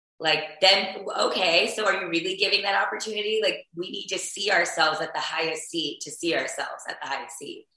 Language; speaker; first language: English; early bilingual, other home language; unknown